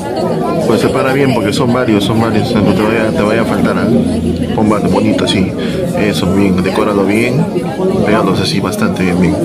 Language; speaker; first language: Spanish; native; Spanish